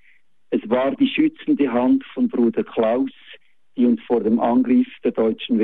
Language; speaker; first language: German; native; German